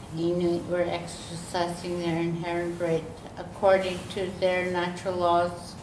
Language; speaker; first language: English; native; English